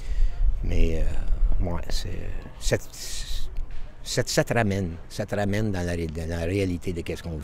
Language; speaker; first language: French; native; French